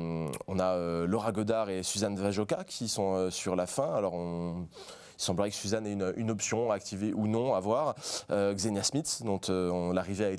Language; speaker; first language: French; native; French